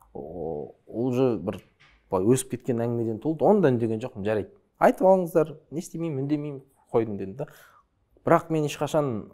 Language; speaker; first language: Kazakh; early bilingual, other home language; Chinese